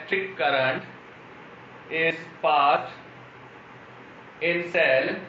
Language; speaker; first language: English; non-native, local second language; Hindi